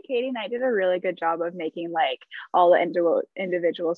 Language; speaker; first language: English; native; English